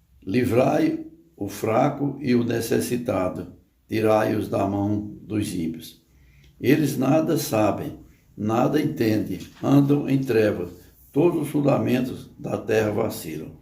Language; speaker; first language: Portuguese; native; Portuguese